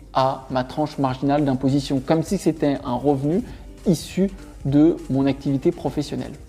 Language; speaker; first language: French; native; French